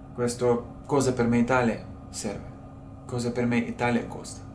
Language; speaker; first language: Italian; non-native, learner; Russian